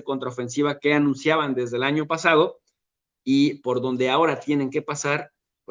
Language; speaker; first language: Spanish; native; Spanish